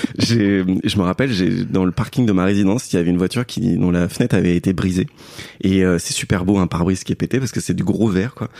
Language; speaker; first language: French; native; French